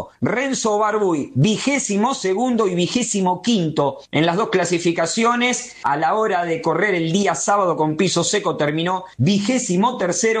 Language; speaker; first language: Spanish; native; Spanish